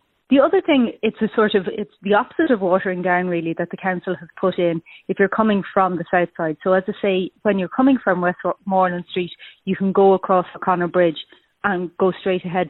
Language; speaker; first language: English; native; English